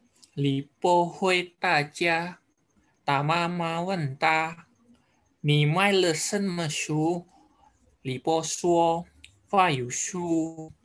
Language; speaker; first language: Chinese; non-native, learner; Indonesian